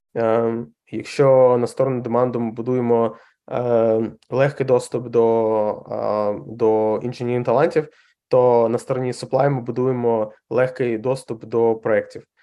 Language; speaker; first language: Ukrainian; non-native, local second language; Russian